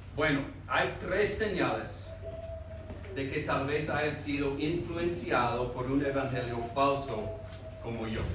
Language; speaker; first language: Spanish; non-native, fluent; English